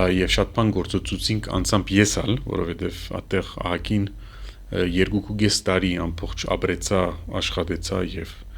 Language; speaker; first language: Armenian; early bilingual, heritage; Armenian